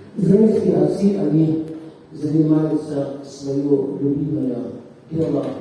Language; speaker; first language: Russian; non-native, fluent; Arabic